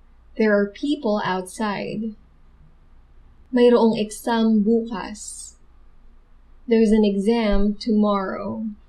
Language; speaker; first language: English; non-native, local second language; Filipino